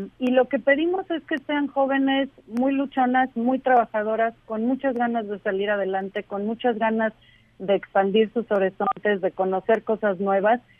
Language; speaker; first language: Spanish; native; Spanish